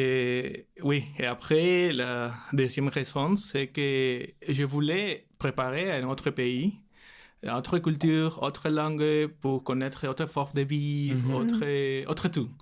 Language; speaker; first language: French; non-native, learner; Spanish